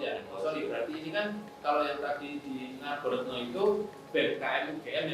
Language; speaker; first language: Indonesian; native; Indonesian